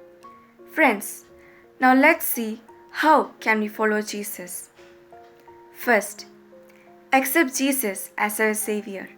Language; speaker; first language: English; non-native, local second language; Malayalam